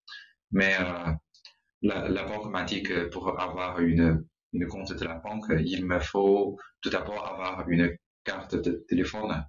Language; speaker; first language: French; non-native, learner; Chinese